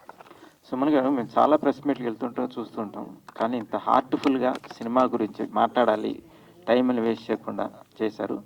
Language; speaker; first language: Telugu; native; Telugu